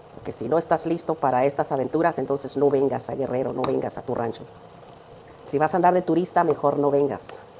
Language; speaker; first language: Spanish; early bilingual, heritage; Spanish